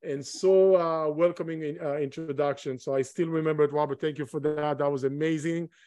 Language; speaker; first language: English; non-native, fluent; Hebrew